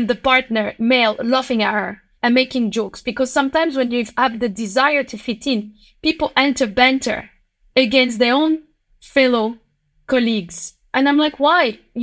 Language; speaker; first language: English; non-native, fluent; French